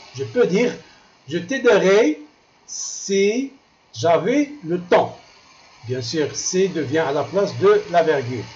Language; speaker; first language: French; non-native, local second language; Arabic